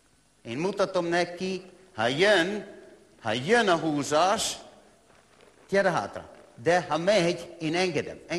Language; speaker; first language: Hungarian; non-native, learner; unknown